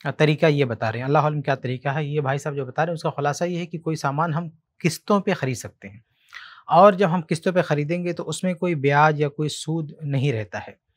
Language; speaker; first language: Hindi; native; Hindi